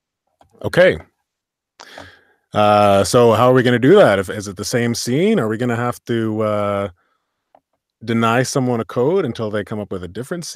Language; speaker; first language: English; native; English